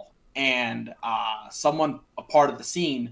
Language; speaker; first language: English; native; English